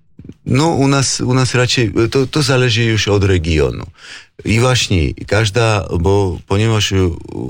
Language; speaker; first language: Polish; non-native, fluent; Georgian